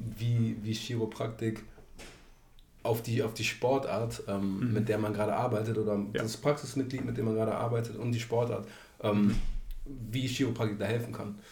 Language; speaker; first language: German; native; German